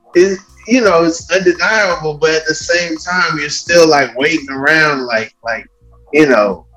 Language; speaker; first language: English; native; English